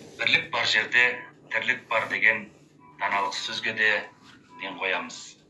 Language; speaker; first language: Kazakh; native; Kazakh